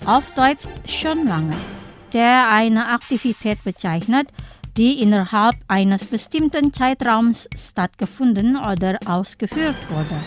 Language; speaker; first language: German; non-native, fluent; Indonesian